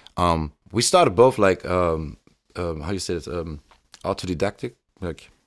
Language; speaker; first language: English; non-native, fluent; German